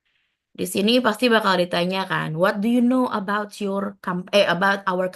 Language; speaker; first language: English; non-native, fluent; Indonesian